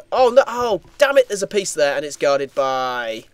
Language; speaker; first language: English; native; English